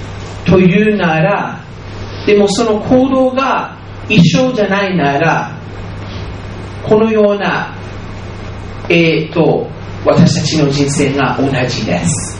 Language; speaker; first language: Japanese; non-native, fluent; English